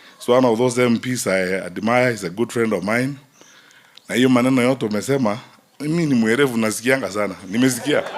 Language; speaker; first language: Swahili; non-native, local second language; Gusii